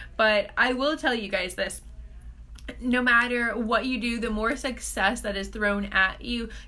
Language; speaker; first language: English; native; English